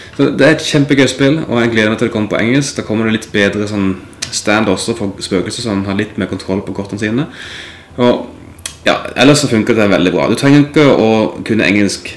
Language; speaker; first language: Norwegian; native; Norwegian